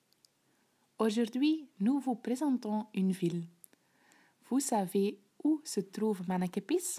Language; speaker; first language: French; non-native, learner; Dutch